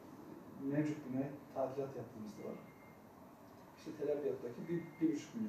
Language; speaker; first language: Turkish; native; Turkish